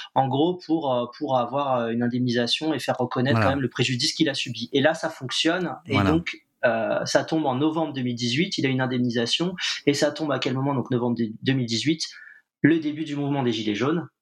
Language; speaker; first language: French; native; French